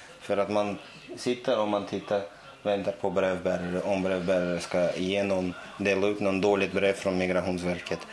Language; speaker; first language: Swedish; non-native, fluent; Russian